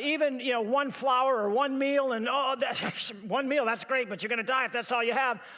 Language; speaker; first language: English; native; English